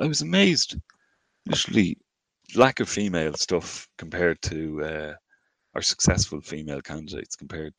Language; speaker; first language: English; native; English